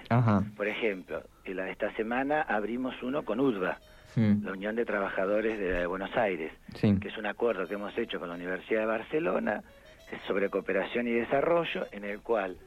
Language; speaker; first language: Spanish; native; Spanish